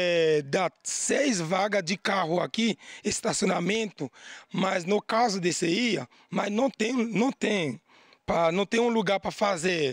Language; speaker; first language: Portuguese; non-native, learner; Haitian Creole